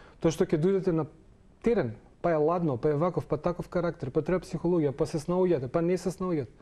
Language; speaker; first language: Macedonian; non-native, local second language; Serbian